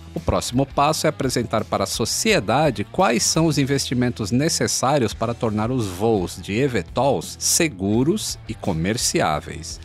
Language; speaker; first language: Portuguese; native; Portuguese